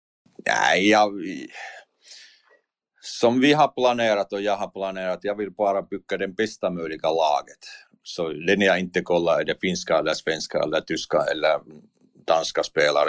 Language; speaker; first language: Swedish; non-native, learner; Finnish